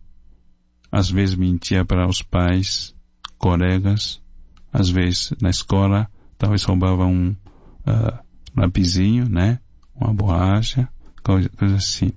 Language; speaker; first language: Portuguese; non-native, fluent; Chinese